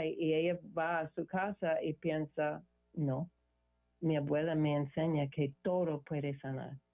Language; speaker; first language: Spanish; non-native, learner; English